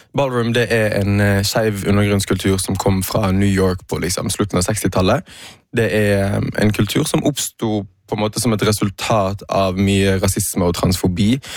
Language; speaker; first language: Norwegian; native; Norwegian